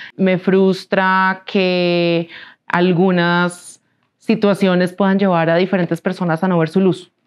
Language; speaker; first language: Spanish; native; Spanish